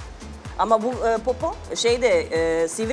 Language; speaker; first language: Turkish; non-native, fluent; Serbian